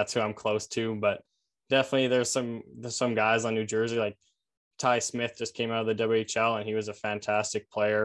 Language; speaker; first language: English; native; English